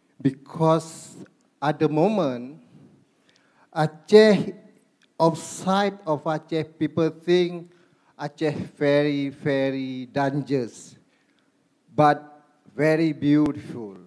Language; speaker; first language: English; non-native, learner; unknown